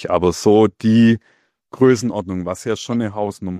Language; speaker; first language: German; native; German